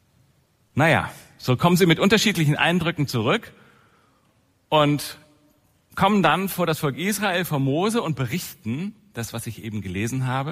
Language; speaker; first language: German; native; German